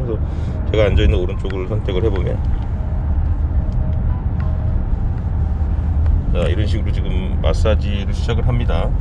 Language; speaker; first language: Korean; native; Korean